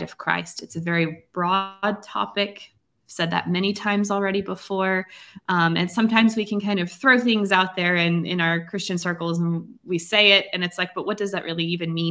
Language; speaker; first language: English; native; English